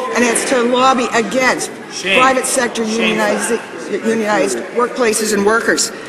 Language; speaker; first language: English; native; English